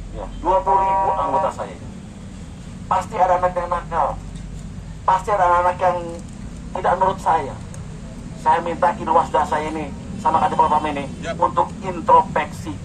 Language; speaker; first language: Indonesian; native; Indonesian